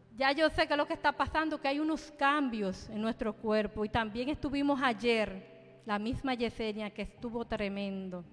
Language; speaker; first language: Spanish; native; Spanish